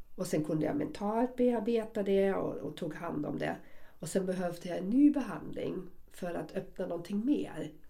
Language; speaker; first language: Swedish; non-native, fluent; German